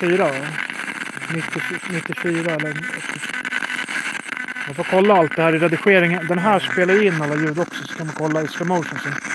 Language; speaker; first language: Swedish; native; Swedish